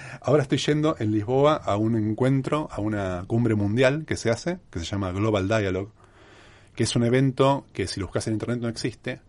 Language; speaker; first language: Spanish; native; Spanish